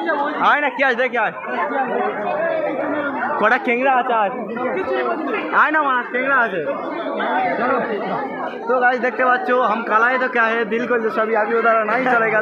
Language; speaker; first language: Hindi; non-native, learner; Bangla